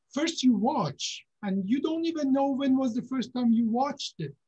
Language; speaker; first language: English; non-native, fluent; Persian